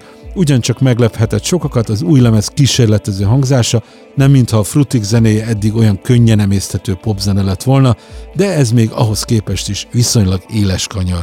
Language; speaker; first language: Hungarian; native; Hungarian